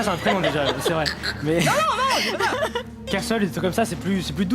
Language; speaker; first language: French; native; French